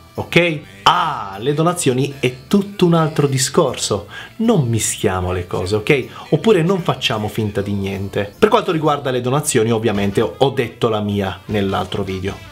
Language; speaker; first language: Italian; early bilingual, other home language; Macedonian